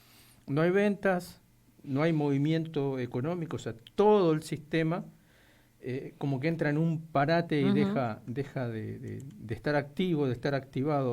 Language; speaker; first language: Spanish; native; Spanish